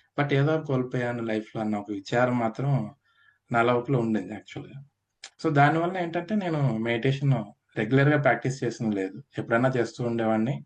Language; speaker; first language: Telugu; native; Telugu